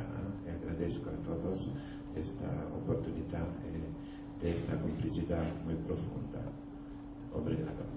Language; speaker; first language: Portuguese; non-native, learner; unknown